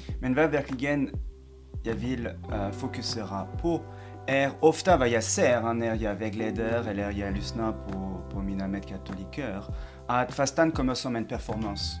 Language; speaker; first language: Swedish; non-native, fluent; French